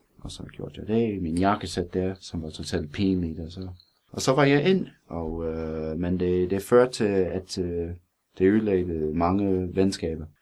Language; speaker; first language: Danish; non-native, fluent; English